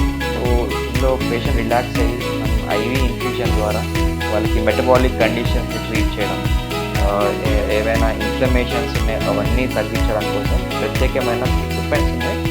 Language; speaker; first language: Telugu; native; Telugu